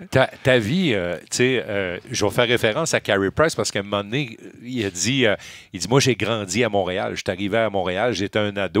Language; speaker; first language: French; native; French